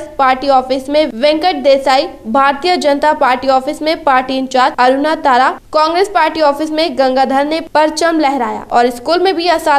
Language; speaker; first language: Urdu; native; Urdu